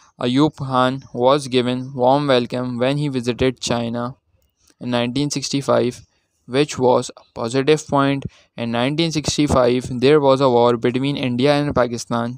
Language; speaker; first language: English; non-native, local second language; Urdu